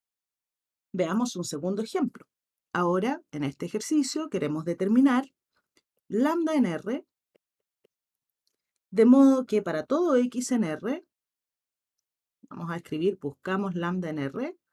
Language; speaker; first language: Spanish; native; Spanish